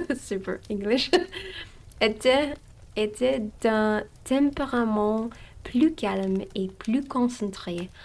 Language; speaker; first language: French; non-native, learner; English